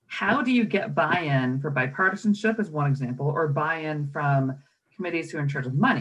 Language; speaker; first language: English; native; English